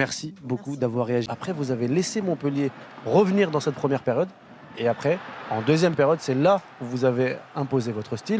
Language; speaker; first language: French; native; French